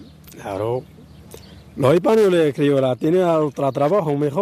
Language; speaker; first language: Spanish; non-native, learner; Arabic